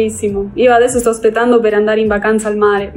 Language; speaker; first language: Italian; non-native, fluent; Spanish